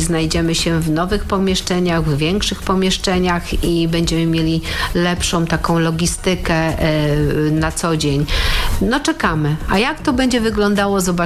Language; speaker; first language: Polish; native; Polish